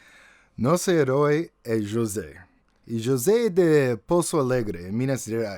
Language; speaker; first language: Portuguese; non-native, fluent; English